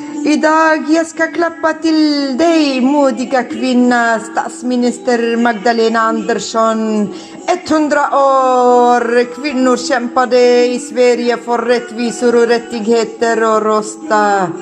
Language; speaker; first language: Swedish; non-native, learner; Kurdish